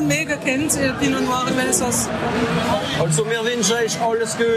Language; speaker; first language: German; native; German